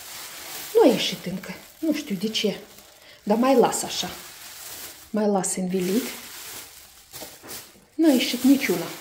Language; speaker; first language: Romanian; non-native, learner; Russian